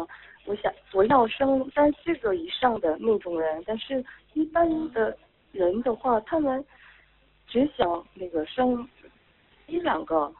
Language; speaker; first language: Chinese; non-native, fluent; Korean